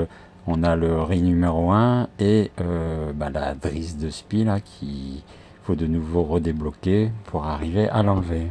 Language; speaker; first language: French; native; French